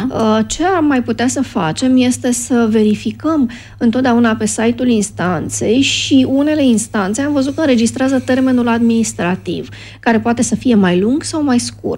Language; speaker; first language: Romanian; native; Romanian